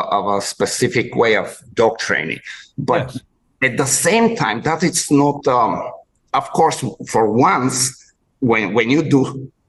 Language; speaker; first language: English; non-native, fluent; Bulgarian